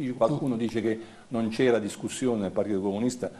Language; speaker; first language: Italian; native; Italian